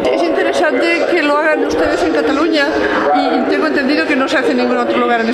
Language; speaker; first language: Spanish; native; Spanish